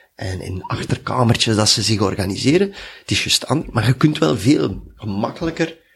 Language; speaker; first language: Dutch; native; Dutch